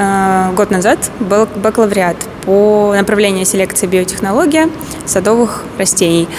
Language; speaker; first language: Russian; native; Russian